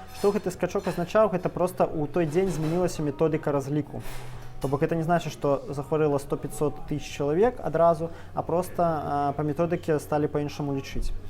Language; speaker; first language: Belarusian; native; Belarusian